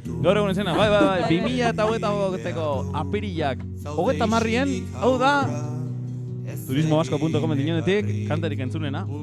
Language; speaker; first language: Basque; native; Basque